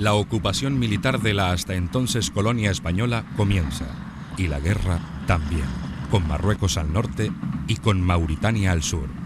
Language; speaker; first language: Spanish; native; Spanish